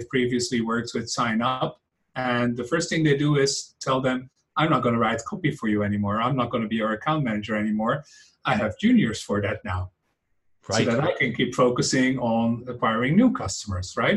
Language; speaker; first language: English; non-native, fluent; Dutch